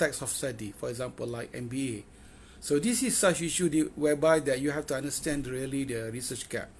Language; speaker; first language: English; non-native, local second language; Malay